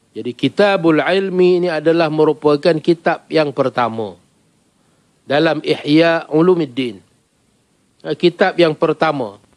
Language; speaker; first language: Malay; native; Malay